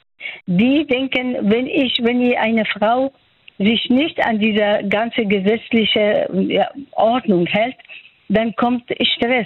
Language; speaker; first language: German; non-native, fluent; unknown